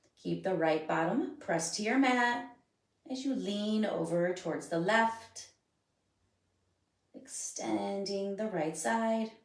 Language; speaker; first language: English; native; English